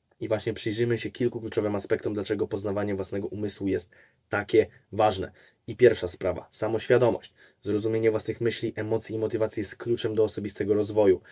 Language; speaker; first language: Polish; native; Polish